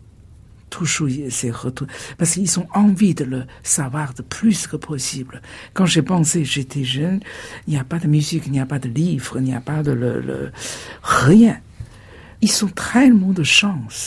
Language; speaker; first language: French; non-native, fluent; Chinese